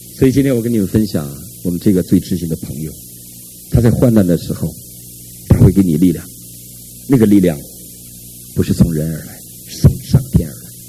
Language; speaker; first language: Chinese; native; Chinese